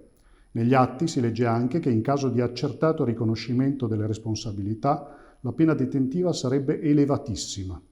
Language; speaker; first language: Italian; native; Italian